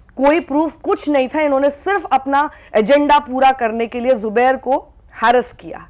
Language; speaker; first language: Hindi; native; Hindi